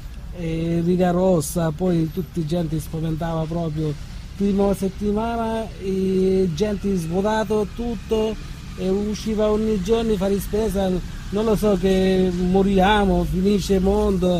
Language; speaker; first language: Italian; non-native, learner; Bangla